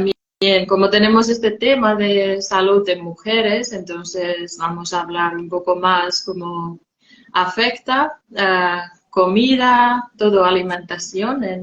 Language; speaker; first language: Spanish; non-native, fluent; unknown